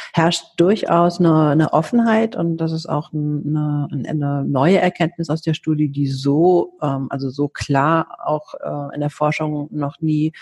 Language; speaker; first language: German; early bilingual, heritage; Greek